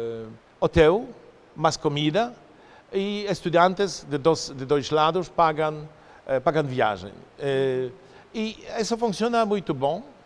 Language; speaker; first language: Portuguese; non-native, fluent; Polish